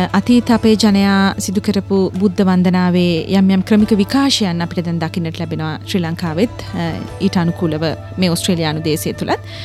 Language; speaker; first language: Sinhala; native; Sinhala